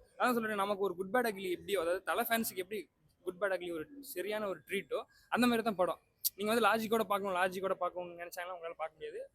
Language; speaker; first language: Tamil; non-native, local second language; Malayalam